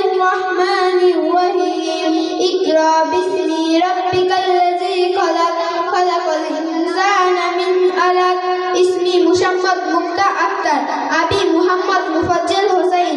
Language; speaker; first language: Arabic; non-native, learner; Bangla